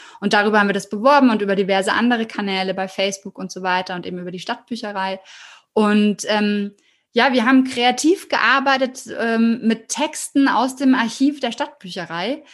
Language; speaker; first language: German; native; German